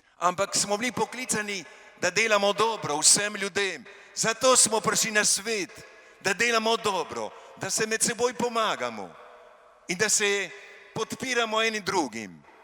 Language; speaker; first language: Slovenian; early bilingual, heritage; Slovenian